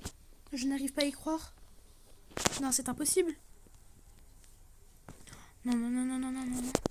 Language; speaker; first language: French; native; French